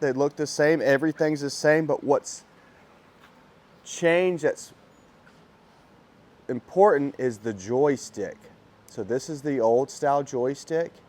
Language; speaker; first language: English; native; English